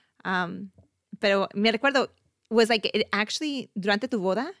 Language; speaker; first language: English; early bilingual, other home language; Spanish